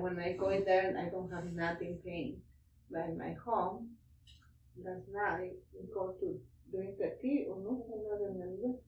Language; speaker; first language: English; non-native, learner; Spanish